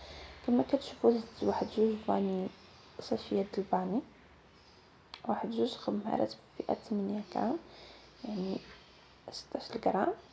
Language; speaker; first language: Arabic; native; Arabic